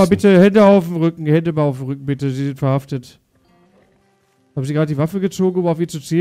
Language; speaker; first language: German; native; German